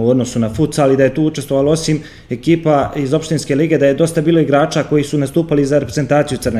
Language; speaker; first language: Serbian; native; Serbian